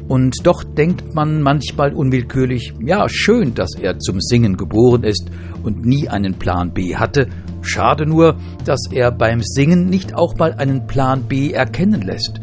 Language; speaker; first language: German; native; German